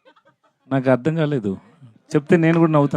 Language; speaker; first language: Telugu; non-native, learner; Tamil